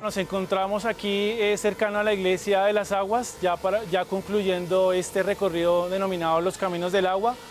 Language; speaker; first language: Spanish; native; Spanish